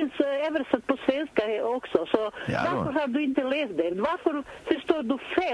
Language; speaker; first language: Swedish; non-native, fluent; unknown